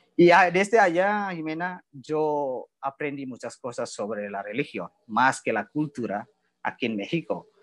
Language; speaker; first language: Spanish; non-native, learner; Indonesian